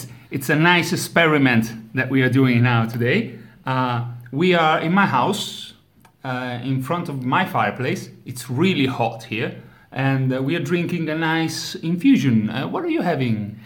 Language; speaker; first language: English; non-native, fluent; Italian